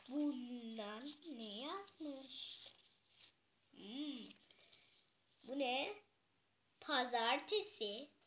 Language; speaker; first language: Turkish; non-native, learner; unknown